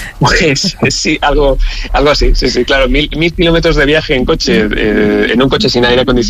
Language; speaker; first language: Spanish; native; Spanish